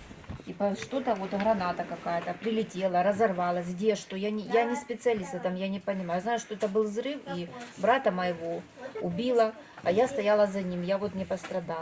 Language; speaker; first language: Russian; native; Russian